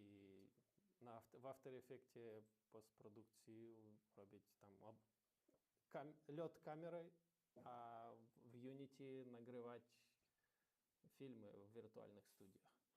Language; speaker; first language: Polish; non-native, learner; Ukrainian